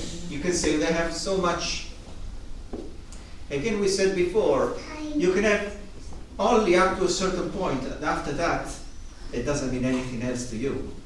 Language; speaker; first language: English; non-native, fluent; Italian